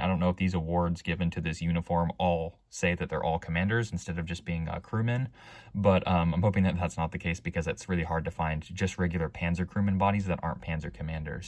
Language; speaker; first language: English; native; English